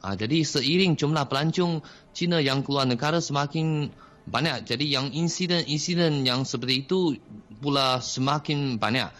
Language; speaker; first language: Malay; non-native, fluent; Chinese